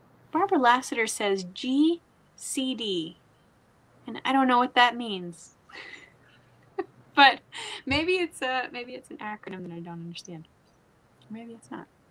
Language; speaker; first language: English; native; English